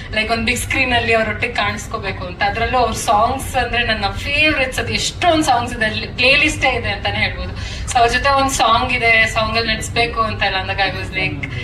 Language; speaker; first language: Kannada; non-native, learner; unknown